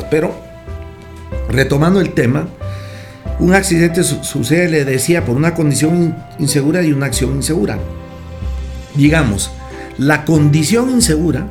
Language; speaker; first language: Spanish; native; Spanish